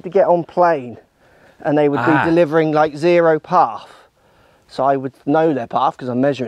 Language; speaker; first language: English; native; English